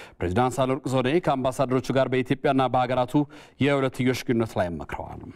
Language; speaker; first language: Amharic; native; Amharic